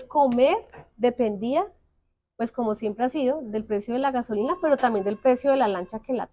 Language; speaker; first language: Spanish; native; Spanish